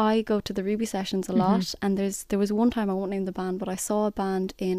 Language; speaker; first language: English; native; English